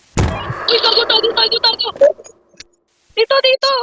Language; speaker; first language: Filipino; native; Filipino